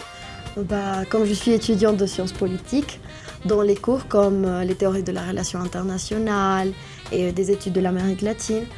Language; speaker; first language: French; non-native, fluent; Spanish